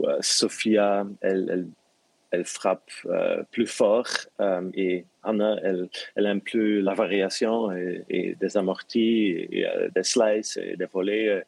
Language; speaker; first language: French; non-native, local second language; Dutch